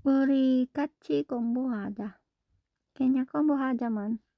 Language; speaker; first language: Korean; non-native, learner; Filipino